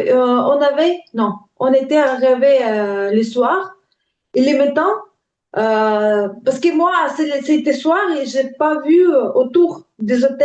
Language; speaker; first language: French; non-native, learner; Ukrainian